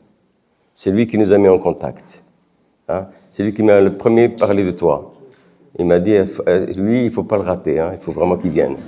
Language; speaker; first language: French; non-native, local second language; Arabic